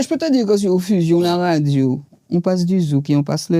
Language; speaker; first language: French; native; French